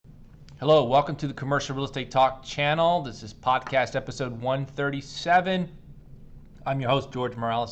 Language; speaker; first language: English; native; English